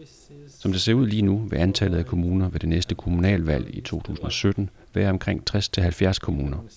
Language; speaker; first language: Danish; native; Danish